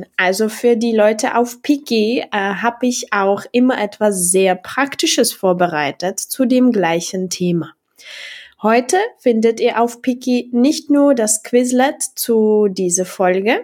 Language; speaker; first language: German; non-native, fluent; Czech